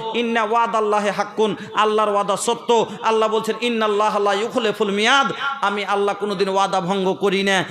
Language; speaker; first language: Bangla; non-native, local second language; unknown